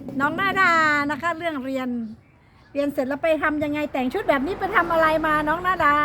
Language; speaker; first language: Thai; native; Thai